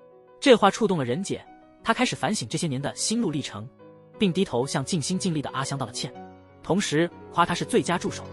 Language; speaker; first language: Chinese; native; Chinese